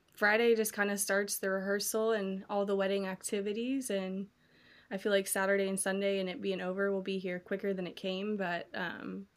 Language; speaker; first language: English; native; English